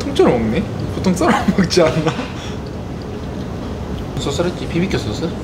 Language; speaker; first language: Korean; native; Korean